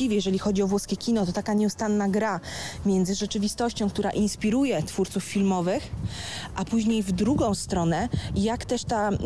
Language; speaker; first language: Polish; early bilingual, other home language; Italian